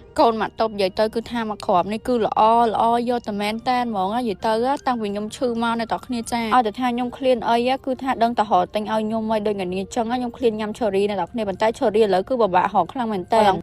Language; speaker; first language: Khmer; native; Khmer